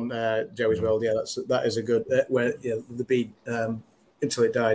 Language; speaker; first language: English; native; English